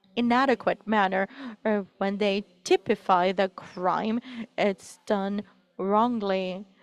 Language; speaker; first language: English; non-native, fluent; Spanish